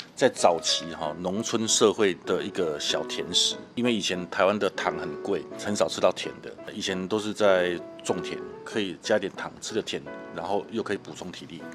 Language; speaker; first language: Chinese; native; Chinese